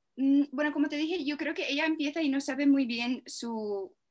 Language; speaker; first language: Spanish; non-native, fluent; English